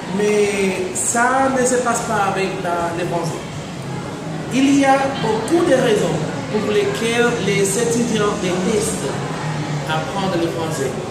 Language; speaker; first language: French; non-native, learner; Spanish